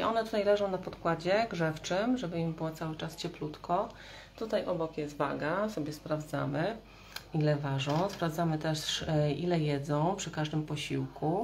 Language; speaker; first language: Polish; native; Polish